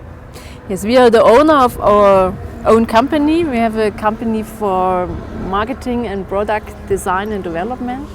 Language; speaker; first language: English; non-native, learner; German